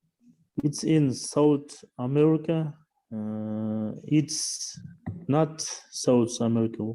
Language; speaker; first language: English; non-native, learner; Kyrgyz